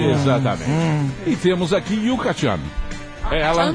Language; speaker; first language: Portuguese; native; Portuguese